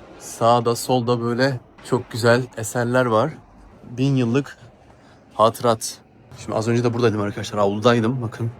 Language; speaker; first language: Turkish; native; Turkish